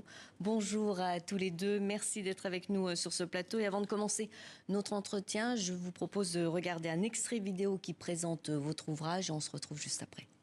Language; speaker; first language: French; native; French